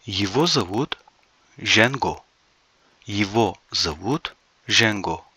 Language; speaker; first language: Russian; non-native, fluent; Turkish